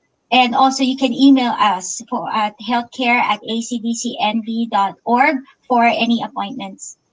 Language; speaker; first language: English; non-native, local second language; Filipino